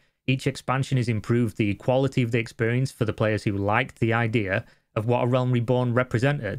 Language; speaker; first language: English; native; English